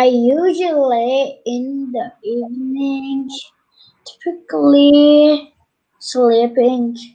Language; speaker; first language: English; non-native, learner; Turkish